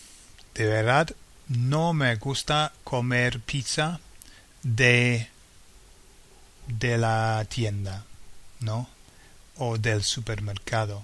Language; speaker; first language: Spanish; non-native, fluent; English